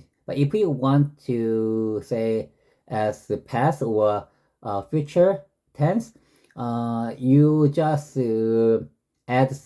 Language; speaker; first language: English; non-native, learner; Korean